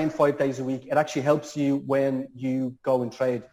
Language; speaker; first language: English; native; English